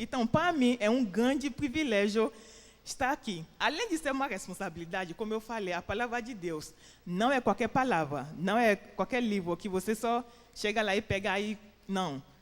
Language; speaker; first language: Portuguese; non-native, fluent; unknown